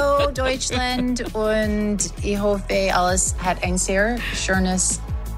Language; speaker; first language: German; non-native, learner; English